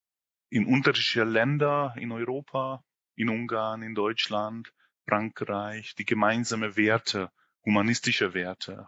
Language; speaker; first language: German; non-native, fluent; Hungarian